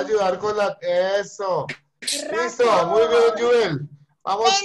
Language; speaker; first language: Spanish; native; Spanish